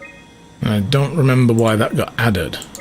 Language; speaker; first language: English; native; English